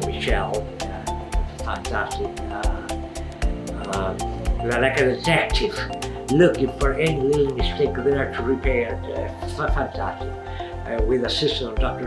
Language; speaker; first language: English; non-native, local second language; Spanish